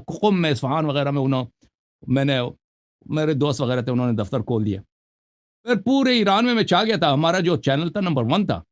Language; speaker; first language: Urdu; non-native, fluent; Persian